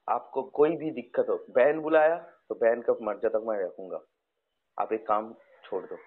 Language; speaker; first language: Hindi; non-native, local second language; Bangla